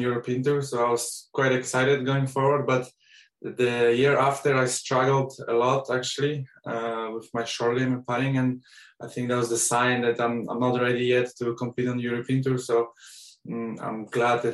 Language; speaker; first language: English; non-native, fluent; Polish